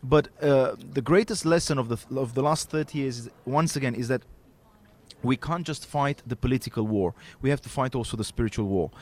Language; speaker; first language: English; non-native, fluent; Romanian